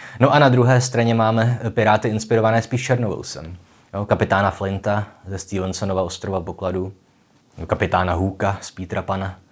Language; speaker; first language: Czech; native; Czech